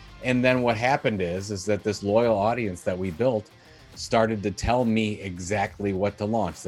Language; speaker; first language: English; native; English